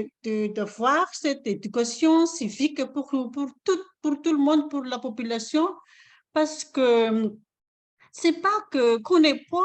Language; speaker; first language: French; non-native, local second language; Malagasy